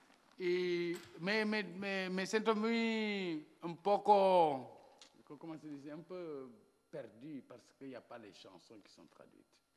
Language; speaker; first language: Spanish; non-native, learner; Wolof